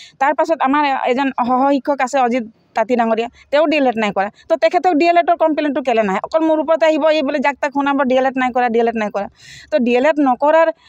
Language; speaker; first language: Assamese; non-native, local second language; Sadri